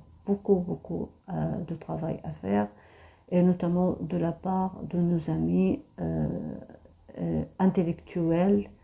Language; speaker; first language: French; non-native, fluent; Arabic